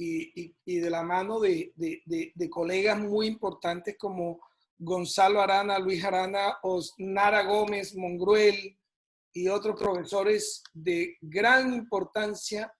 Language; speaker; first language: Spanish; native; Spanish